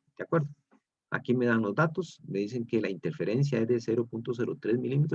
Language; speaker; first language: Spanish; native; Spanish